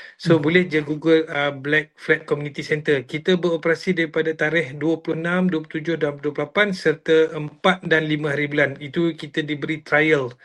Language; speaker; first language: Malay; native; Malay